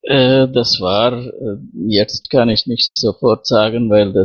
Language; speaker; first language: German; non-native, learner; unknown